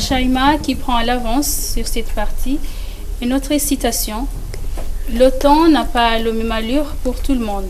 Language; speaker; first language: French; non-native, local second language; Comorian